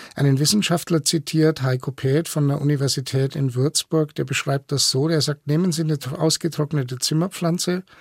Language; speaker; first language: German; native; German